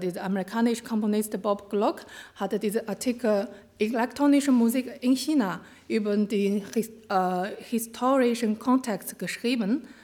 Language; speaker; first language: German; non-native, learner; Chinese